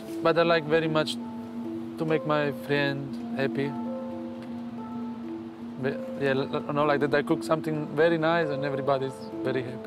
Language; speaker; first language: English; non-native, fluent; Italian